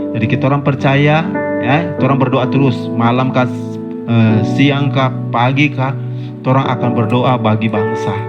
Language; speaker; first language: Indonesian; native; Indonesian